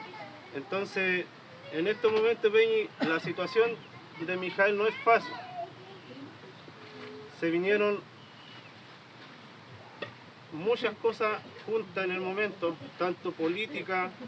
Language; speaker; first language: Spanish; native; Spanish